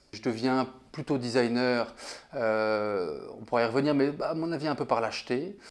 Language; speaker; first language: French; native; French